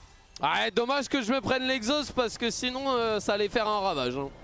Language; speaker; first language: French; native; French